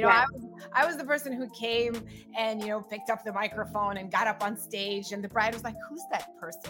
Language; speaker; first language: English; early bilingual, other home language; Russian